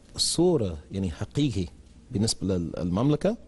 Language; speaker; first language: Arabic; non-native, learner; English